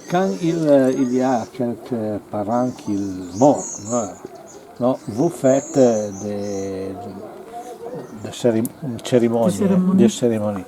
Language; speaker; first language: French; non-native, learner; Italian